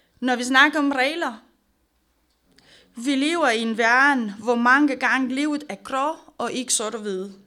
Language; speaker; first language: Danish; non-native, fluent; Romanian